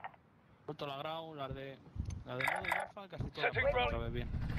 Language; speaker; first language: Spanish; native; Spanish